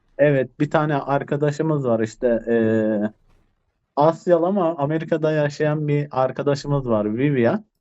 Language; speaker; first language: Turkish; native; Turkish